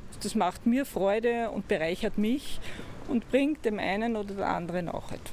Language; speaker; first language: German; native; German